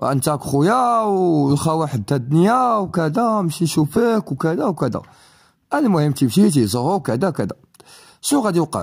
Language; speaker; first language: Arabic; native; Arabic